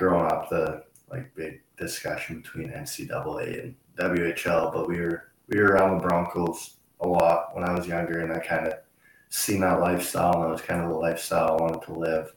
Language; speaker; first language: English; native; English